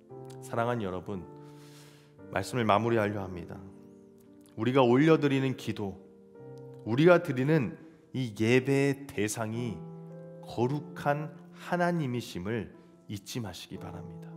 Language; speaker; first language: Korean; native; Korean